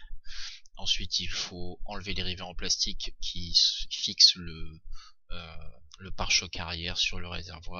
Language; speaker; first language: French; native; French